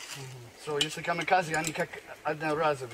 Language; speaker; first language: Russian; non-native, learner; English